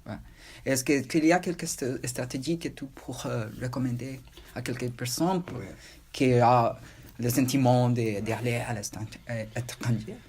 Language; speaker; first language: French; non-native, learner; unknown